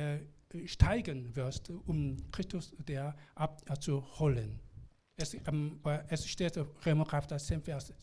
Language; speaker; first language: German; non-native, learner; Korean